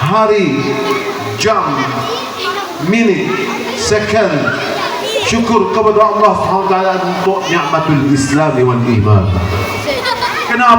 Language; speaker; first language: Indonesian; non-native, learner; Arabic